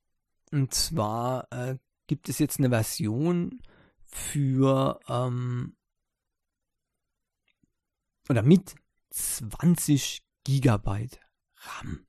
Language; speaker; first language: German; native; German